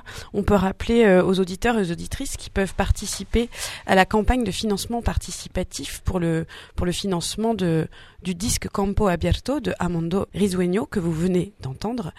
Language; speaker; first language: French; native; French